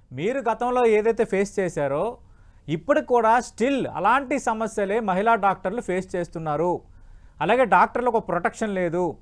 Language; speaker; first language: Telugu; native; Telugu